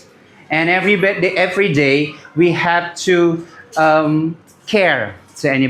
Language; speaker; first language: English; non-native, learner; Indonesian